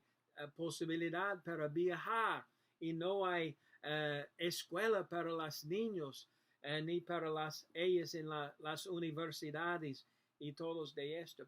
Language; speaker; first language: Spanish; non-native, learner; English